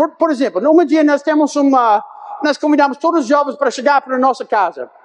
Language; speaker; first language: Portuguese; non-native, fluent; English